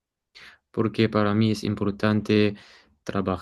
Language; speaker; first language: Spanish; non-native, learner; English